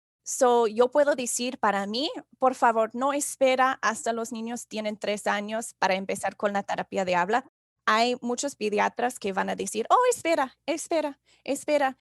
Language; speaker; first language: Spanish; non-native, fluent; English